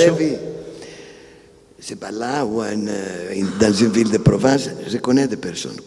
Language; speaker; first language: French; non-native, fluent; Greek